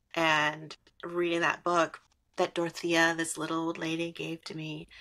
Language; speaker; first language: English; native; English